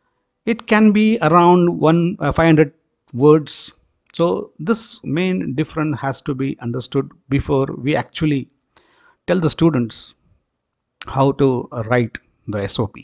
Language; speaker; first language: English; non-native, local second language; Marathi